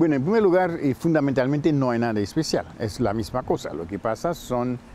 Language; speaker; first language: Spanish; non-native, fluent; Haitian Creole